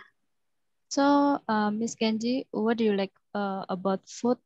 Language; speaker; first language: English; non-native, learner; Indonesian